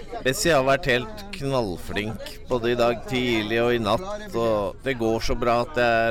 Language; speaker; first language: Norwegian; native; Norwegian